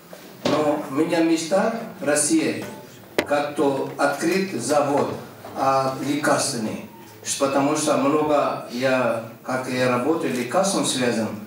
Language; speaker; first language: Russian; non-native, learner; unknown